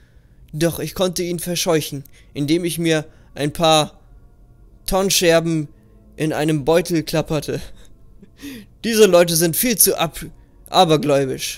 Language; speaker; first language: German; native; German